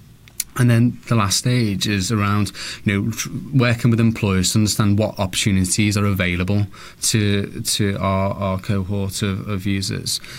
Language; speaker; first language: English; native; English